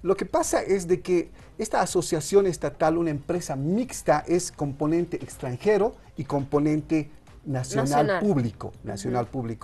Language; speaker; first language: Spanish; native; Spanish